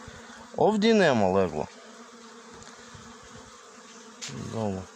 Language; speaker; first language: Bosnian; non-native, learner; Russian